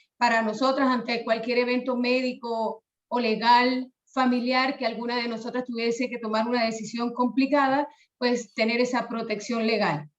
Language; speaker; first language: Spanish; native; Spanish